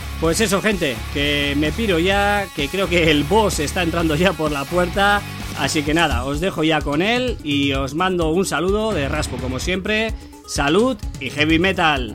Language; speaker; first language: Spanish; native; Spanish